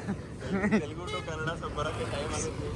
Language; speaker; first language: Kannada; native; Kannada